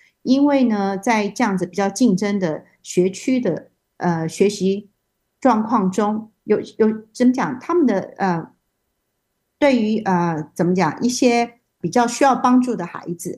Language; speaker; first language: Chinese; native; Chinese